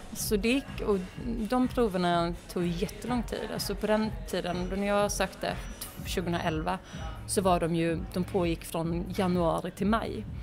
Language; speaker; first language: Swedish; early bilingual, other home language; Polish